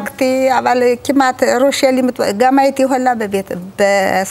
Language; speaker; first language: Hebrew; non-native, learner; Amharic